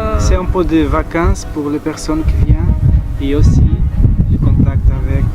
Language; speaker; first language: French; non-native, learner; Portuguese